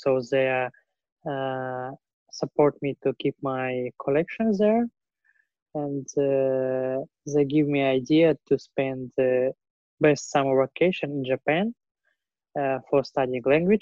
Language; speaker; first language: English; non-native, learner; Russian